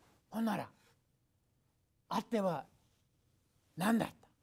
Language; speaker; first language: Japanese; non-native, fluent; English